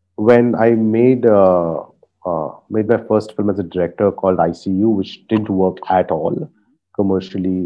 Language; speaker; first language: English; non-native, local second language; Hindi